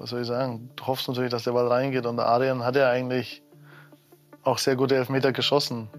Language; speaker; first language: German; native; German